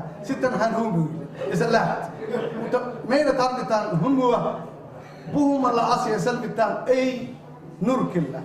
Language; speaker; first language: Finnish; non-native, fluent; Somali